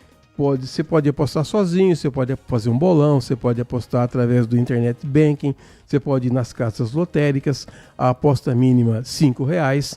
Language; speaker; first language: Portuguese; native; Portuguese